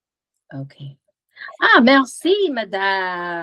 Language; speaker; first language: French; non-native, learner; English